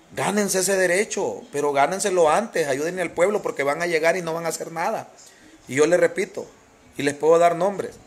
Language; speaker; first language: Spanish; native; Spanish